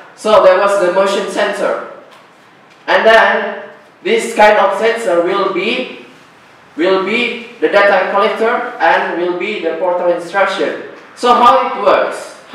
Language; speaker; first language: English; non-native, learner; Indonesian